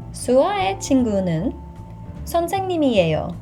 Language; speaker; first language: Korean; non-native, fluent; English